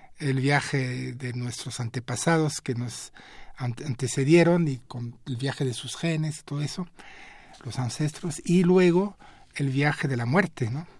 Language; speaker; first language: Spanish; non-native, fluent; French